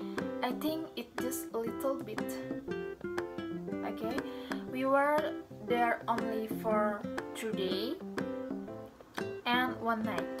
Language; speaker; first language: English; non-native, learner; Indonesian